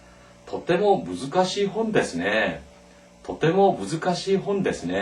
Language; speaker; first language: Japanese; non-native, fluent; Korean